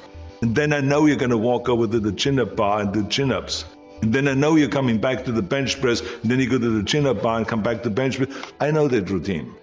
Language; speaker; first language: English; non-native, fluent; German